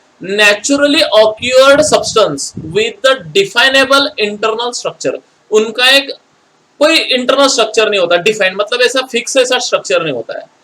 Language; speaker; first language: Hindi; non-native, local second language; Marathi